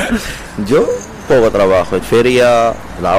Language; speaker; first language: Spanish; non-native, learner; Arabic